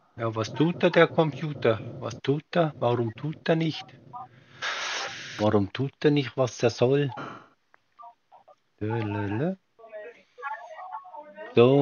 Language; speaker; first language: German; native; German